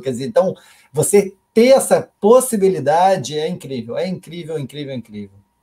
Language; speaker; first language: Portuguese; native; Portuguese